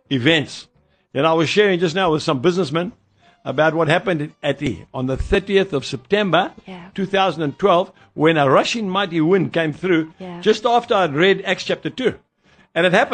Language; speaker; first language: English; native; English